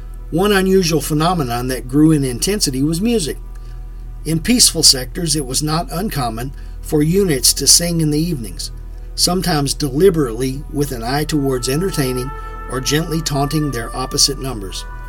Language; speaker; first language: English; native; English